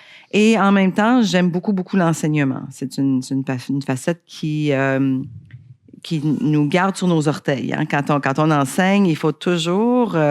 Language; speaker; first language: French; native; French